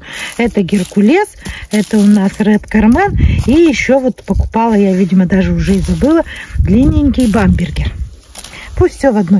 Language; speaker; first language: Russian; native; Russian